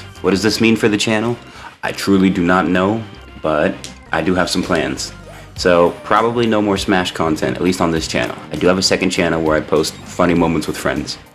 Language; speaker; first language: English; native; English